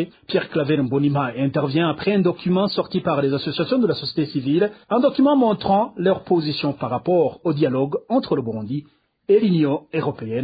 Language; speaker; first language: French; non-native, local second language; Rundi